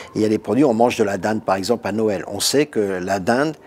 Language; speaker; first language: French; native; French